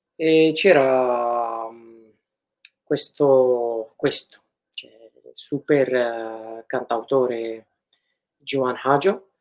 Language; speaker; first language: Italian; non-native, fluent; Kurdish